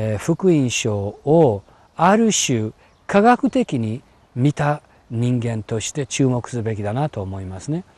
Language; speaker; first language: Japanese; non-native, fluent; English